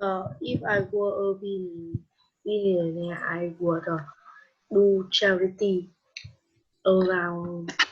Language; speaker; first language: English; non-native, learner; Vietnamese